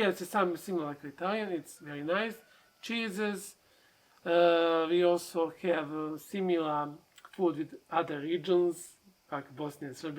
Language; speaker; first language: English; non-native, learner; Serbian